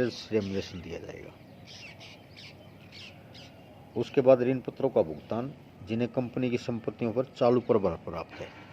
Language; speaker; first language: Hindi; native; Hindi